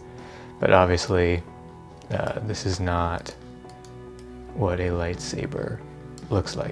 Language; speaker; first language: English; native; English